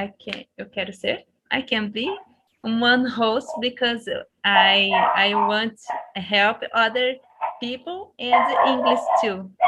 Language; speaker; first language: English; non-native, learner; Portuguese